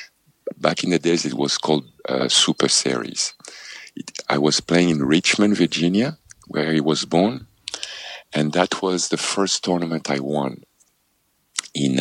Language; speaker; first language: English; non-native, local second language; French